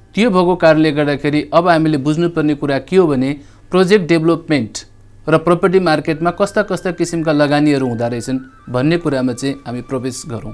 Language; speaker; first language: Nepali; native; Nepali